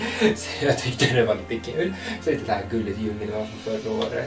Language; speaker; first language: Swedish; native; Swedish